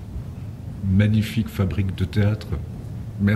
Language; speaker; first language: French; native; French